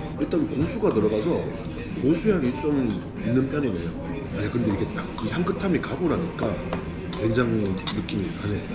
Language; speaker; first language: Korean; native; Korean